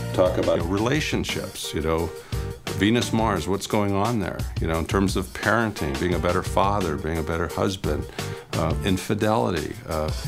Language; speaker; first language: English; native; English